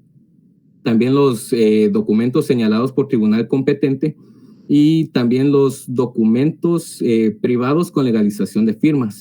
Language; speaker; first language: Spanish; native; Spanish